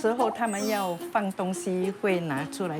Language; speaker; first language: Chinese; non-native, local second language; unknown